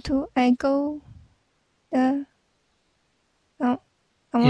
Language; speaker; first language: English; non-native, learner; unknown